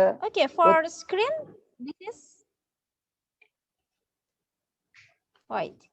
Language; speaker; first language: English; non-native, learner; Indonesian